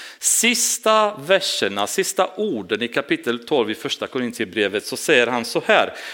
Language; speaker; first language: Swedish; non-native, fluent; Romanian